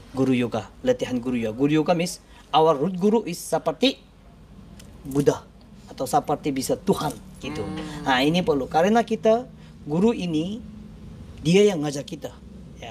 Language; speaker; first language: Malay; non-native, learner; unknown